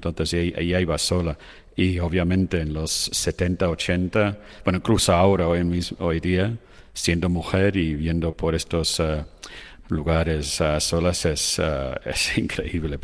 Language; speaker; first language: Spanish; non-native, fluent; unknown